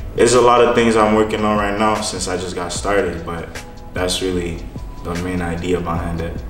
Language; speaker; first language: English; non-native, fluent; Haitian Creole